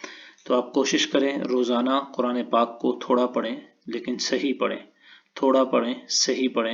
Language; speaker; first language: Urdu; native; Urdu